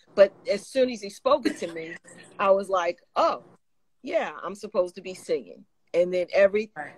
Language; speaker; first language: English; native; English